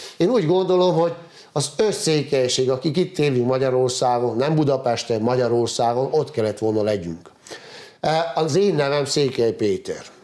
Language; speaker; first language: Hungarian; native; Hungarian